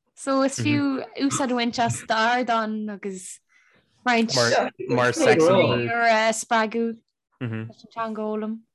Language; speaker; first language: Irish; native; Irish